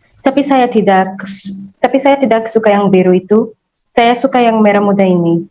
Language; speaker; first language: Indonesian; non-native, learner; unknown